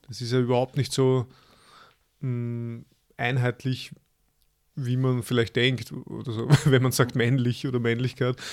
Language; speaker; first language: German; native; German